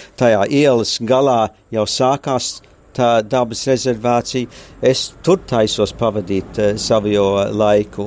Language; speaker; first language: Latvian; early bilingual, heritage; Latvian